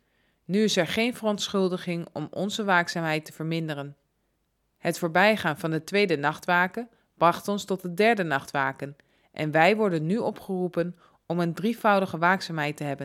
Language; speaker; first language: Dutch; native; Dutch